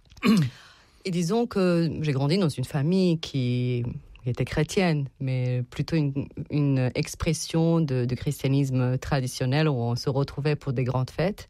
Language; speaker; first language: French; non-native, fluent; Serbian